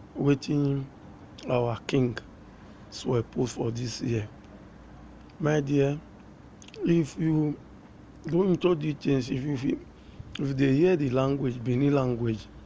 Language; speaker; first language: Nigerian Pidgin; native; Nigerian Pidgin